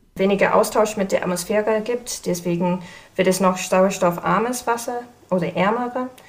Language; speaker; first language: German; non-native, fluent; English